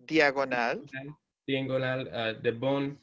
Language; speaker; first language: Spanish; non-native, learner; English